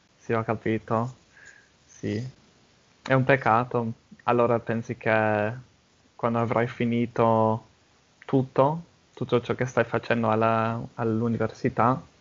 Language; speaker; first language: Italian; non-native, fluent; English